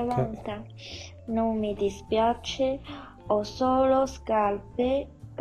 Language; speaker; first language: Italian; non-native, learner; Chinese